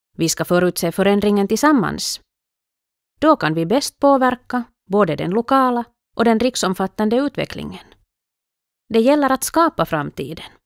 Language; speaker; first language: Swedish; native; Swedish